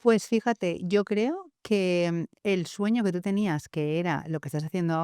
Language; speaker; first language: Spanish; native; Spanish